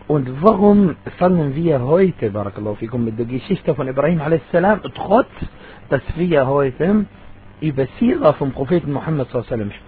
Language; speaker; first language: German; non-native, fluent; Arabic